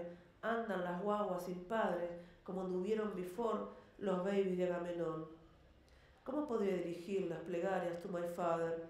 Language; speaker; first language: Spanish; native; Spanish